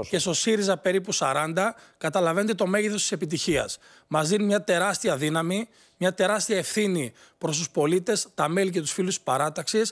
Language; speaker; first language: Greek; native; Greek